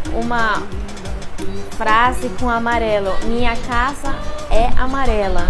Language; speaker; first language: Portuguese; non-native, fluent; Spanish